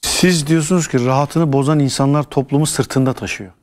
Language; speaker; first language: Turkish; native; Turkish